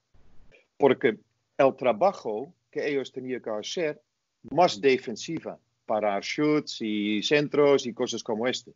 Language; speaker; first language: Spanish; non-native, fluent; Dutch